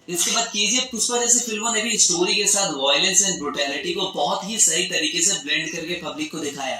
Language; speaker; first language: Hindi; native; Hindi